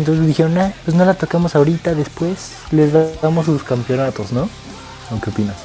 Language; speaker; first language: Spanish; native; Spanish